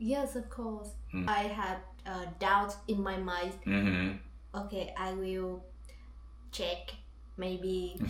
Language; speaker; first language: English; non-native, learner; Vietnamese